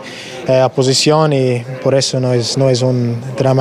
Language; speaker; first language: Spanish; non-native, learner; English